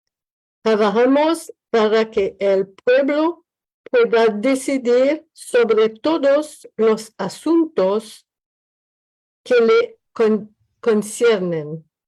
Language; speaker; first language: Spanish; non-native, learner; French